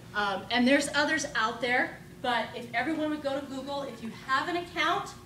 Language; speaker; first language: English; native; English